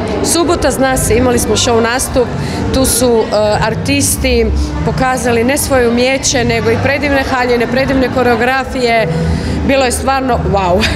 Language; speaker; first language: Croatian; native; Croatian